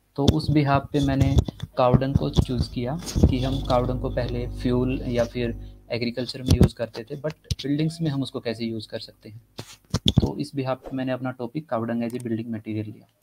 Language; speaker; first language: Hindi; native; Hindi